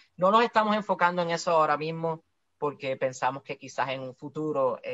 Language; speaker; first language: Spanish; native; Spanish